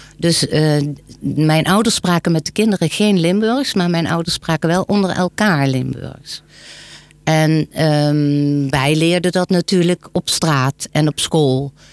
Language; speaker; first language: Dutch; native; Dutch